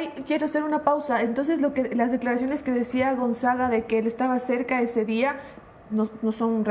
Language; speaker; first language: Spanish; native; Spanish